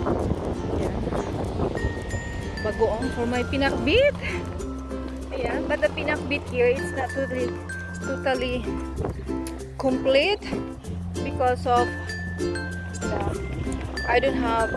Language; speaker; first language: English; non-native, local second language; Filipino